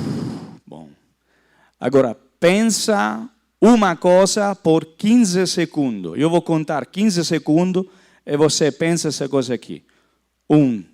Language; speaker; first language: Portuguese; non-native, fluent; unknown